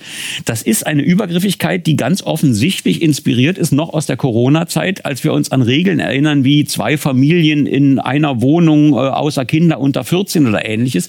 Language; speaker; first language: German; native; German